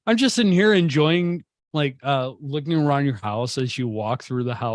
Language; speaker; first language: English; native; English